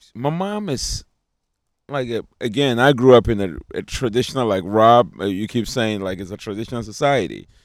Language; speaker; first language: English; non-native, local second language; Akan